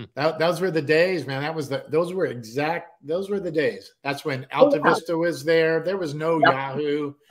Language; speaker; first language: English; native; English